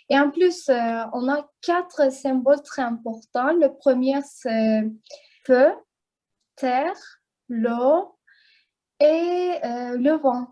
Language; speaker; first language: French; non-native, learner; Azerbaijani